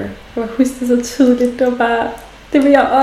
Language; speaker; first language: Danish; native; Danish